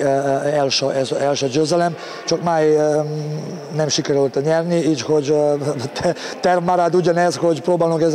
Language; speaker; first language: Hungarian; non-native, learner; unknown